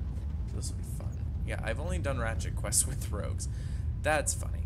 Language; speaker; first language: English; native; English